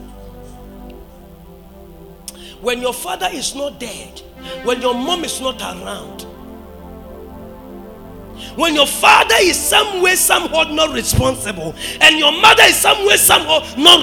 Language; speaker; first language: English; non-native, local second language; Akan